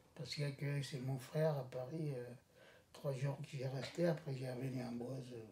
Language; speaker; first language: French; non-native, learner; Tamil